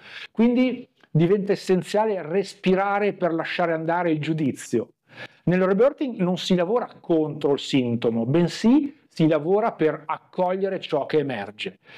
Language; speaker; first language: Italian; native; Italian